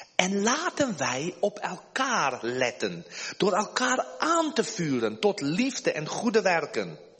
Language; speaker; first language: Dutch; early bilingual, heritage; Dutch